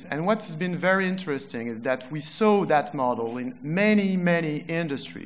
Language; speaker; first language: English; non-native, fluent; French